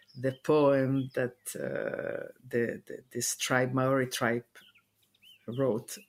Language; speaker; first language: English; non-native, fluent; Italian